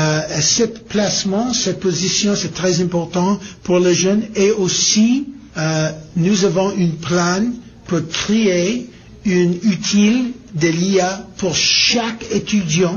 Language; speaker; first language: French; non-native, learner; English